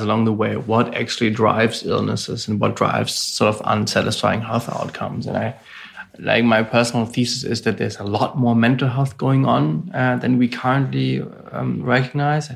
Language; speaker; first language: English; non-native, fluent; German